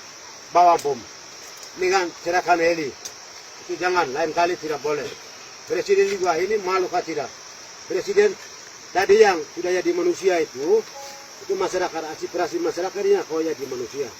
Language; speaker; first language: Indonesian; non-native, local second language; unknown